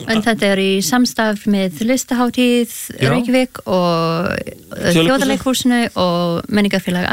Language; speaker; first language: Icelandic; non-native, learner; English